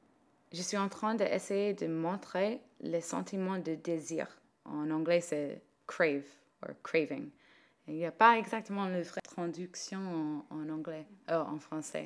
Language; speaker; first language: French; non-native, learner; English